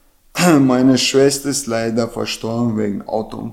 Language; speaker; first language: German; non-native, fluent; Chechen